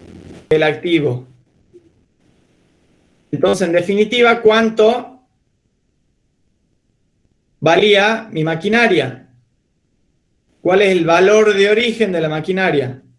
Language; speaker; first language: Spanish; native; Spanish